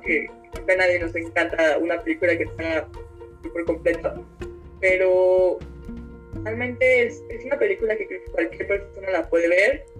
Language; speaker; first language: Spanish; native; Spanish